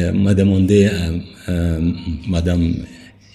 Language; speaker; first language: French; non-native, learner; Persian